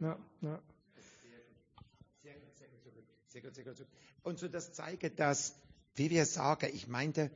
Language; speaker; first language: German; non-native, learner; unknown